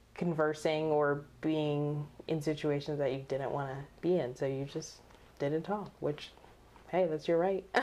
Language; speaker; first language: English; native; English